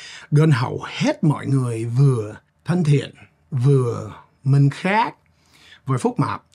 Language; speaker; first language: Vietnamese; non-native, fluent; English